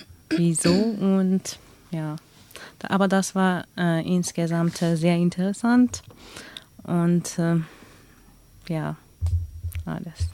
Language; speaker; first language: German; non-native, learner; Persian